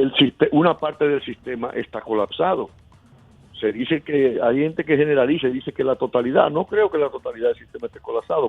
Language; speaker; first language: Spanish; native; Spanish